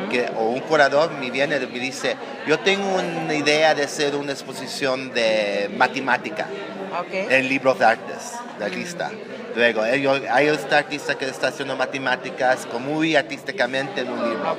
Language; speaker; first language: Spanish; non-native, learner; English